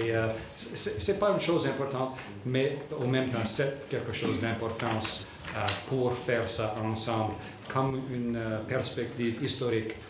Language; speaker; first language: French; non-native, learner; English